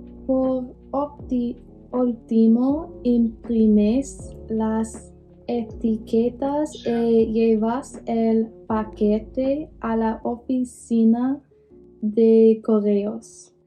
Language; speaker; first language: Spanish; non-native, learner; English